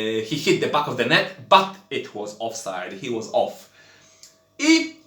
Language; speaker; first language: English; non-native, fluent; Polish